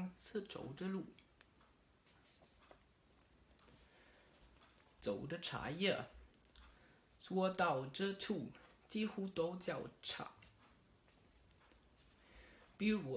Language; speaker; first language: Chinese; non-native, learner; German